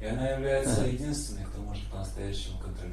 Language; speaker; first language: Russian; native; Russian